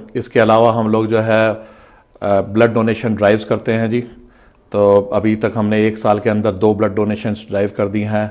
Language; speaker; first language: Hindi; native; Hindi